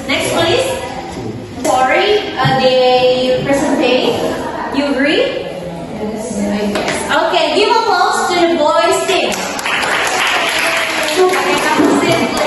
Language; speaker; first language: English; non-native, fluent; Indonesian